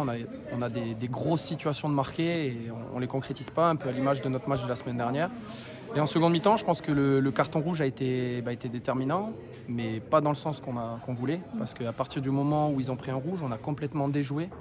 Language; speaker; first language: French; native; French